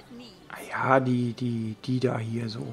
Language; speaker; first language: German; native; German